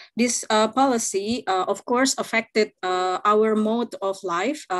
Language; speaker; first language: English; non-native, fluent; Indonesian